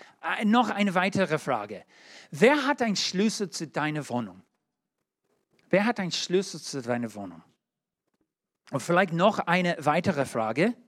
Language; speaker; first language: German; non-native, learner; English